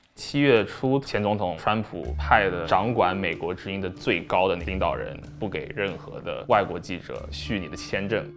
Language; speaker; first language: Chinese; native; Chinese